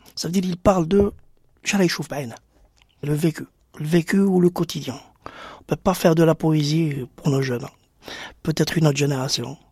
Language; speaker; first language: French; non-native, local second language; Arabic